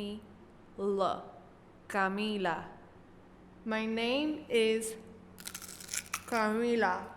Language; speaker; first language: English; non-native, local second language; Spanish